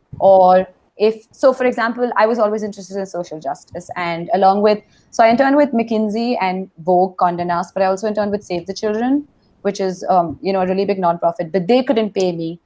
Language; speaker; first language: English; non-native, local second language; Hindi